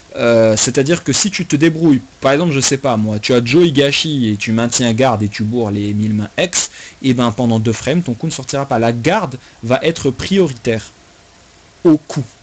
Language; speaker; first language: French; native; French